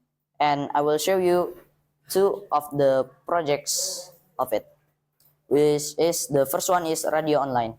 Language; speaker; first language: English; non-native, learner; Indonesian